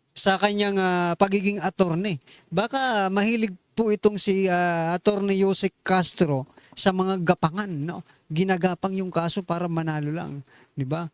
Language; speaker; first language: Filipino; non-native, local second language; Waray